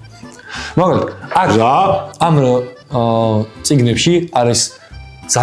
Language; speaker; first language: Georgian; native; Georgian